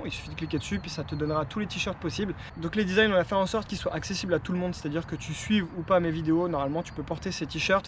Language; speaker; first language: French; native; French